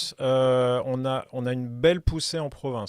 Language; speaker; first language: French; native; French